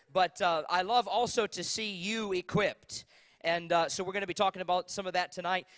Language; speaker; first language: English; native; English